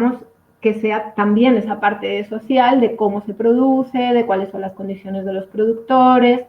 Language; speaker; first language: Spanish; native; Spanish